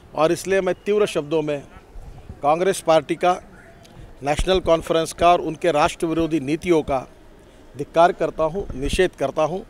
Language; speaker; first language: Hindi; non-native, local second language; Marathi